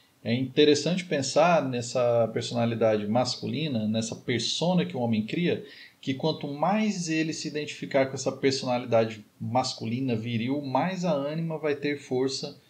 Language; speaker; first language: Portuguese; native; Portuguese